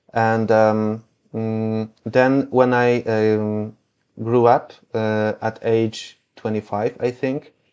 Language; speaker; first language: English; non-native, fluent; Polish